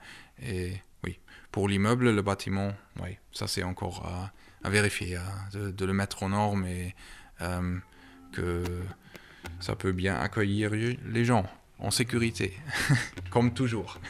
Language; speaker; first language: French; early bilingual, heritage; German